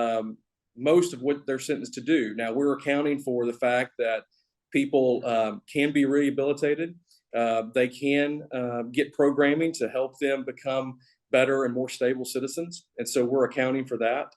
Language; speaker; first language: English; native; English